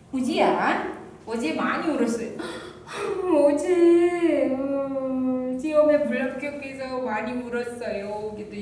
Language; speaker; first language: Korean; non-native, fluent; Indonesian